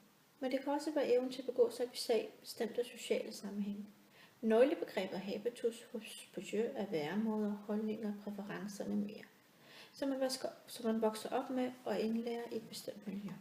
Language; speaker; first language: Danish; native; Danish